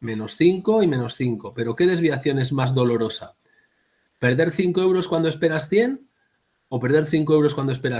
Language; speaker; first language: Spanish; native; Spanish